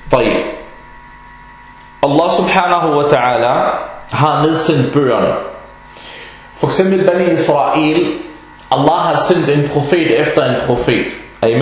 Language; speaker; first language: Danish; early bilingual, other home language; Arabic